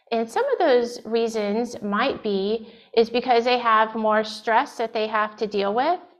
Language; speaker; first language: English; native; English